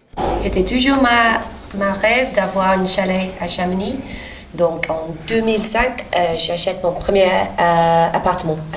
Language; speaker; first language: French; non-native, learner; English